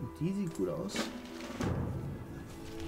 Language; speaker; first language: German; native; German